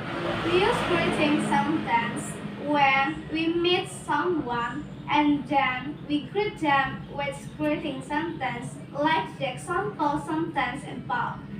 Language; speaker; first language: English; non-native, learner; Indonesian